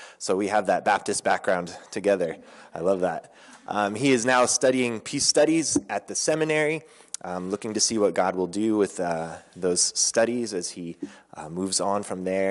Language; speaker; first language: English; native; English